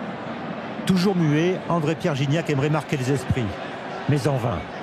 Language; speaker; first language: French; native; French